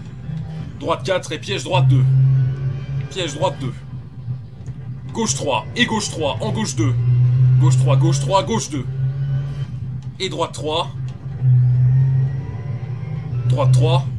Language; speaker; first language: French; native; French